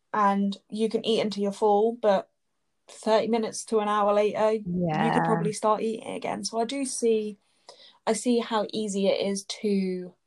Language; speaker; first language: English; native; English